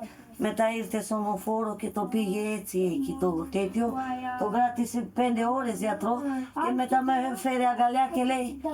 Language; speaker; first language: Greek; non-native, learner; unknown